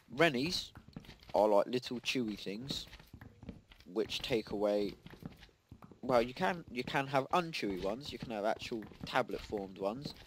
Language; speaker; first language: English; native; English